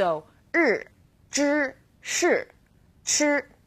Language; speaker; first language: Chinese; non-native, fluent; English